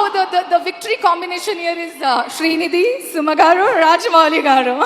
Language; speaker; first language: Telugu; non-native, learner; Kannada